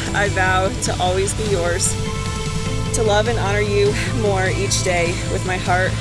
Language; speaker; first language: English; native; English